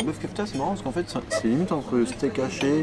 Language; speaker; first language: French; native; French